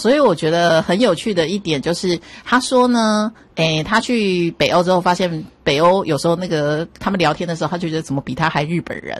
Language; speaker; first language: Chinese; native; Chinese